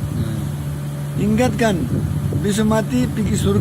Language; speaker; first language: Indonesian; non-native, learner; Urdu